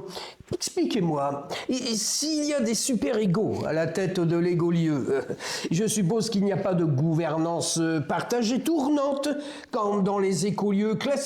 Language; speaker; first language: French; native; French